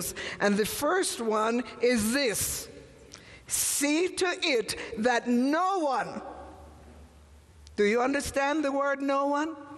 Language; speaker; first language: English; native; English